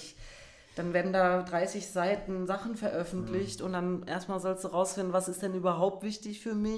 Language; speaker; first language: German; native; German